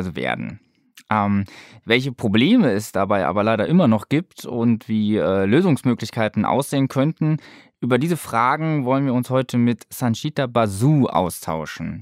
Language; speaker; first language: German; native; German